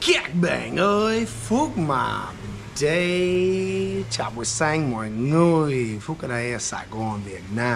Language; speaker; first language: Vietnamese; non-native, fluent; English